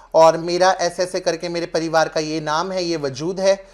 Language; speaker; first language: Hindi; non-native, local second language; Punjabi